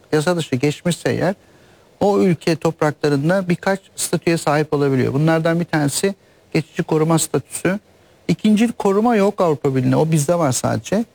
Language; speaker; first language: Turkish; native; Turkish